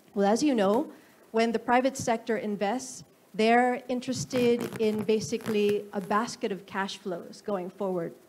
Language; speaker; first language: English; non-native, local second language; Filipino